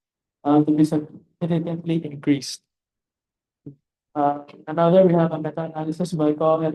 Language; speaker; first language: English; non-native, local second language; Filipino